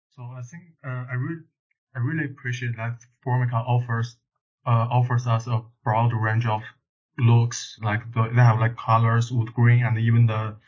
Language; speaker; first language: English; non-native, learner; Chinese